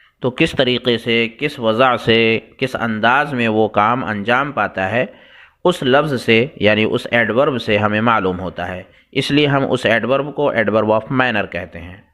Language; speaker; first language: Urdu; native; Urdu